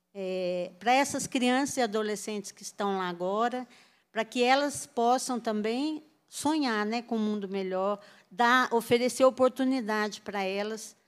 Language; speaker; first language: Portuguese; native; Portuguese